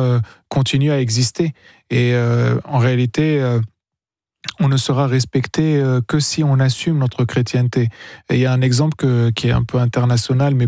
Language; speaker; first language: French; non-native, local second language; Arabic